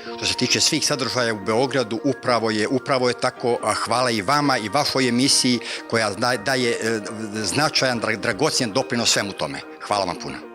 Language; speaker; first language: Bosnian; native; Bosnian